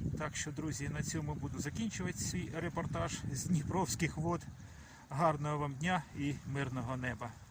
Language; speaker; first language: Ukrainian; non-native, local second language; Russian